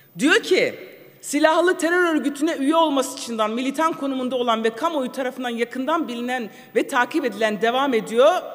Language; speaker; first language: Turkish; non-native, local second language; Kurdish